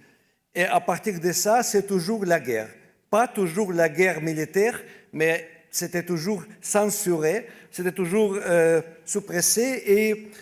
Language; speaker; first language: French; non-native, fluent; Ukrainian